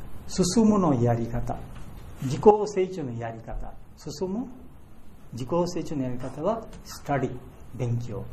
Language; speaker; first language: Japanese; non-native, fluent; Bangla